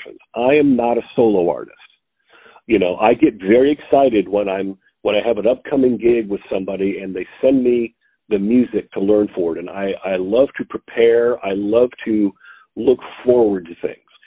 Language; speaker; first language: English; native; English